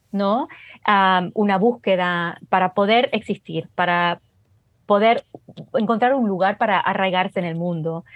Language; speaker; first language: Spanish; early bilingual, heritage; Spanish